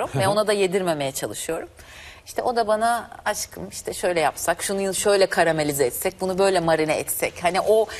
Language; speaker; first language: Turkish; native; Turkish